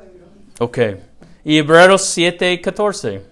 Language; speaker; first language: Spanish; non-native, learner; English